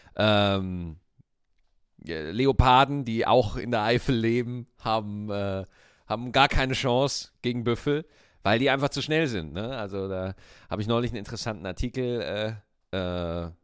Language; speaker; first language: German; native; German